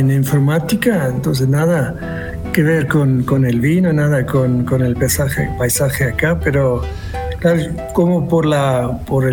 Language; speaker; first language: Spanish; non-native, fluent; Swiss German